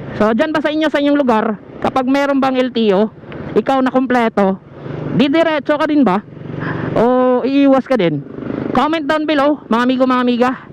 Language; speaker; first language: Filipino; non-native, local second language; Cebuano